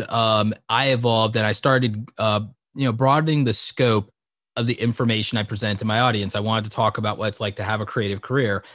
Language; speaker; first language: English; native; English